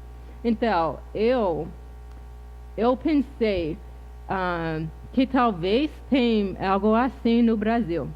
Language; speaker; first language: Portuguese; non-native, fluent; English